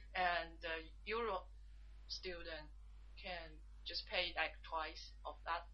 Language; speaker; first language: English; non-native, learner; Chinese